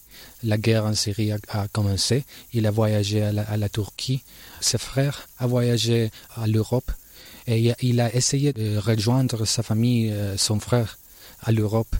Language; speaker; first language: French; non-native, learner; Spanish